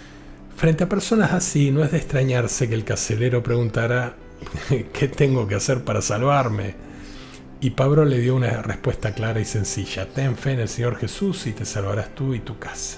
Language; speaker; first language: Spanish; native; Spanish